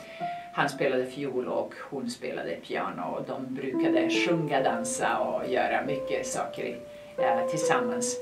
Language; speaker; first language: Swedish; non-native, fluent; Serbian